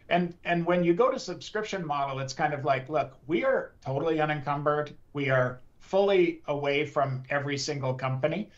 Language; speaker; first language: English; native; English